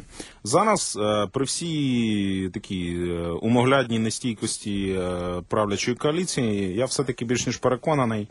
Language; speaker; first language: Ukrainian; native; Ukrainian